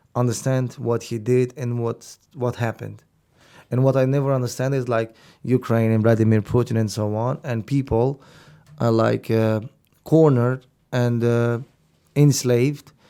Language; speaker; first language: English; non-native, fluent; Romanian